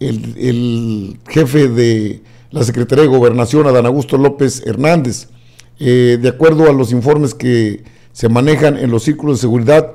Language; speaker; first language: Spanish; native; Spanish